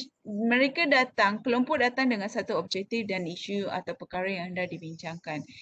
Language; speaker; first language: Malay; non-native, local second language; Tamil